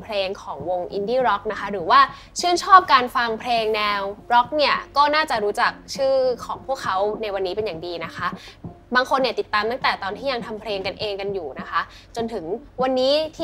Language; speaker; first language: Thai; native; Thai